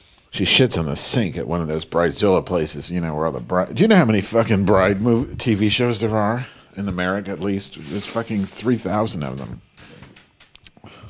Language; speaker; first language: English; native; English